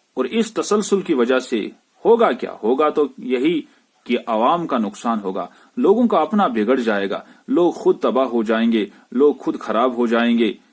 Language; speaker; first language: Urdu; non-native, local second language; Kashmiri